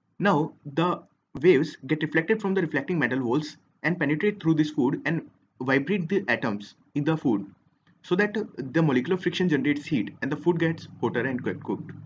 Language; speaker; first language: English; non-native, local second language; Hindi